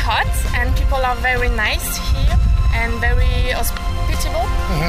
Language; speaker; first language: English; non-native, learner; French